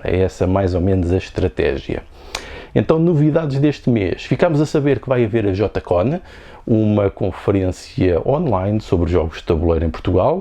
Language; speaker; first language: Portuguese; native; Portuguese